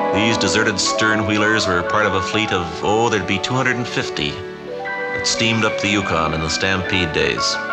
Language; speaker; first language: English; native; English